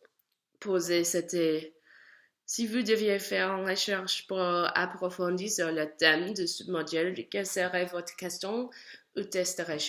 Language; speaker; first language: French; non-native, learner; English